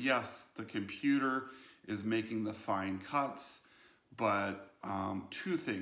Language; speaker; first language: English; native; English